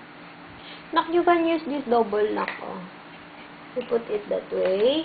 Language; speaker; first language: English; non-native, local second language; Filipino